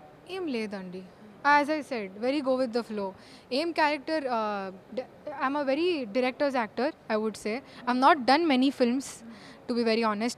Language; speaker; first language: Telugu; non-native, learner; Kannada